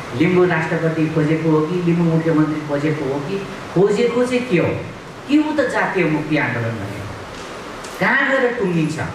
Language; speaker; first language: Nepali; non-native, local second language; Limbu